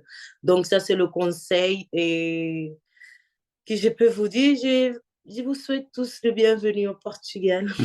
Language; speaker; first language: French; non-native, fluent; Portuguese